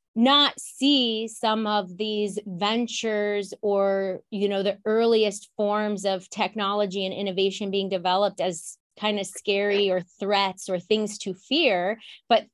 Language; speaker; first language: English; native; English